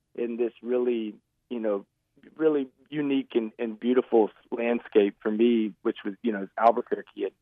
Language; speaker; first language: English; native; English